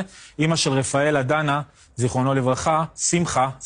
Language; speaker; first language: Hebrew; native; Hebrew